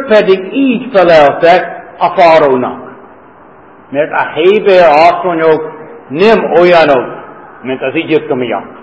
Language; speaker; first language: Hungarian; non-native, fluent; English